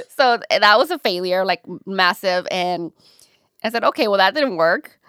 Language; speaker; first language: English; native; English